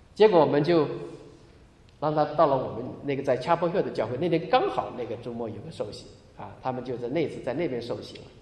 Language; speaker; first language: Chinese; native; Chinese